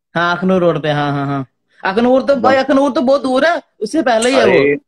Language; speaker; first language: Hindi; native; Hindi